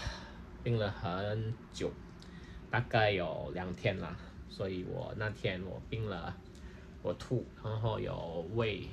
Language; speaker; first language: Chinese; early bilingual, heritage; Chinese